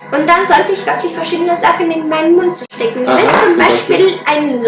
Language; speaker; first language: German; non-native, fluent; Russian